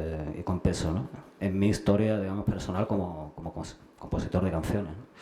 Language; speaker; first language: Spanish; native; Spanish